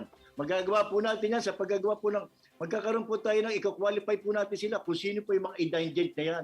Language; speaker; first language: Filipino; native; Filipino